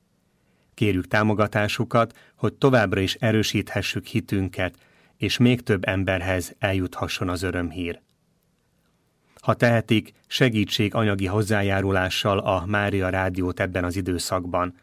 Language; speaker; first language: Hungarian; native; Hungarian